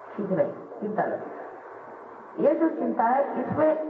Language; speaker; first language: Hindi; non-native, local second language; Marathi